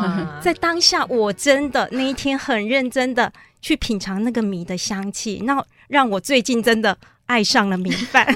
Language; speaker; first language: Chinese; native; Chinese